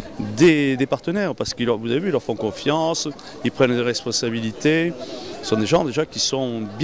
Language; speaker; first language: French; native; French